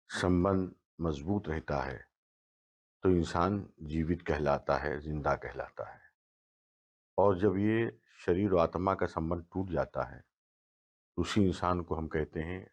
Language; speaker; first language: Urdu; native; Urdu